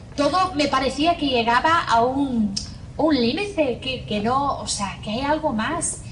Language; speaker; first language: Spanish; non-native, fluent; English